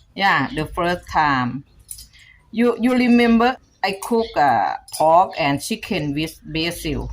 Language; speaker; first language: English; non-native, learner; Thai